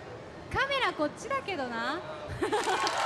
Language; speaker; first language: Japanese; native; Japanese